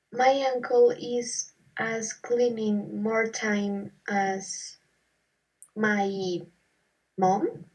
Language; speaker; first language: English; non-native, learner; Spanish